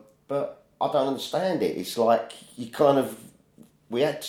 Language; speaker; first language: English; native; English